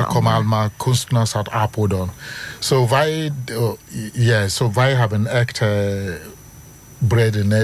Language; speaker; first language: Dutch; non-native, learner; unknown